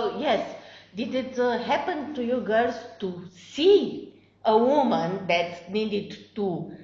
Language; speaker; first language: English; non-native, fluent; Romanian